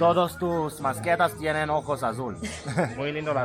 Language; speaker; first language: Spanish; non-native, learner; English